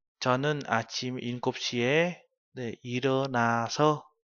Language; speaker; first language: Korean; non-native, learner; Vietnamese